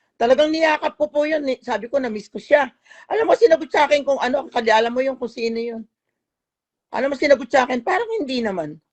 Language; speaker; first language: Filipino; native; Filipino